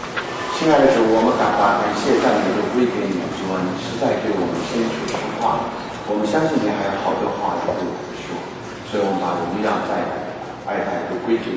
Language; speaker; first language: Chinese; native; Chinese